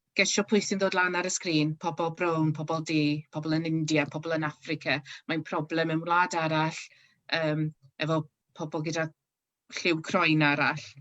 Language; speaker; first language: Welsh; non-native, local second language; English